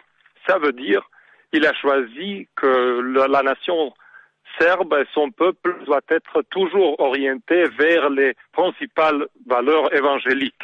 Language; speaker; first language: French; non-native, learner; Serbian